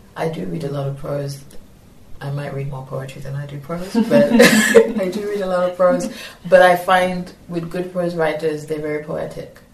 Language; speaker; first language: English; non-native, local second language; Yoruba